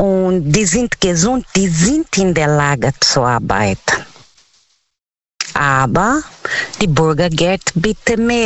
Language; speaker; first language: German; non-native, learner; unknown